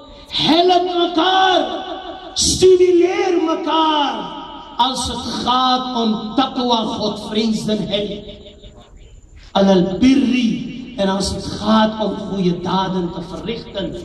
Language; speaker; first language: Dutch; non-native, local second language; Urdu